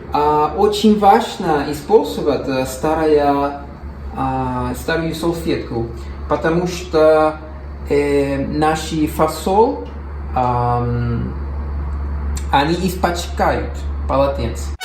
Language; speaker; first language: Russian; non-native, learner; Spanish